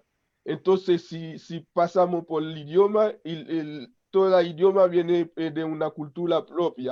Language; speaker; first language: Spanish; non-native, local second language; Haitian Creole